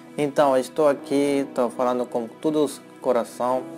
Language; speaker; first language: Portuguese; non-native, learner; Hindi